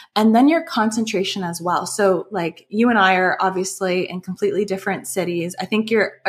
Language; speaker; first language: English; native; English